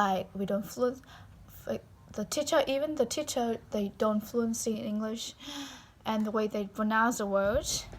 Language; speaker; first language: English; non-native, learner; Vietnamese